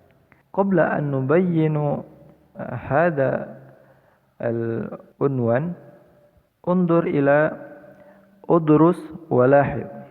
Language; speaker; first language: Arabic; non-native, fluent; Indonesian